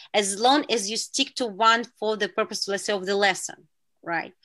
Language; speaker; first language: English; non-native, fluent; Uzbek